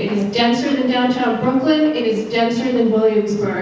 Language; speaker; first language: English; native; English